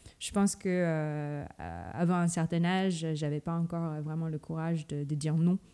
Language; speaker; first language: French; non-native, fluent; Filipino